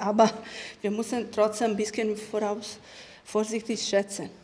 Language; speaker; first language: German; non-native, fluent; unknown